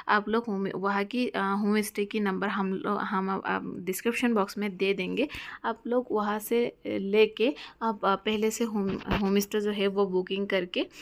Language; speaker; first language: Hindi; non-native, local second language; Bangla